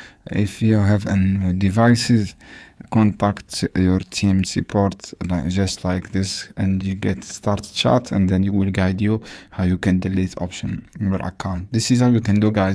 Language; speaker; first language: English; non-native, fluent; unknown